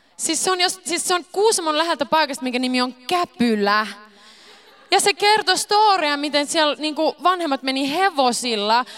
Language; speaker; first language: Finnish; early bilingual, heritage; Finnish